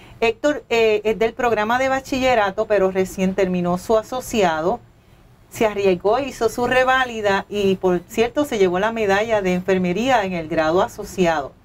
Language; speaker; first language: Spanish; native; Spanish